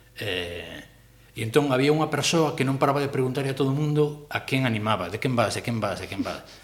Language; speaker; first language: Galician; non-native, local second language; Spanish